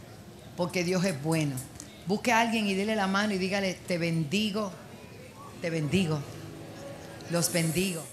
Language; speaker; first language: Spanish; native; Spanish